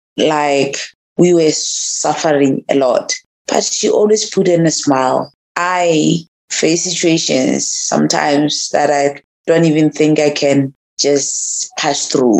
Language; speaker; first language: English; non-native, local second language; Tswana